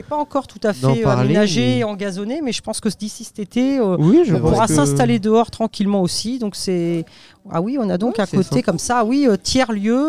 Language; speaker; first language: French; native; French